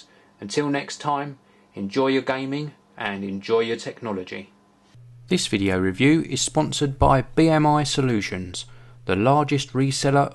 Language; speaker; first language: English; native; English